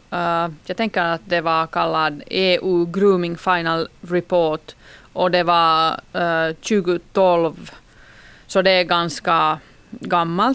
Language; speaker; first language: Swedish; non-native, local second language; Finnish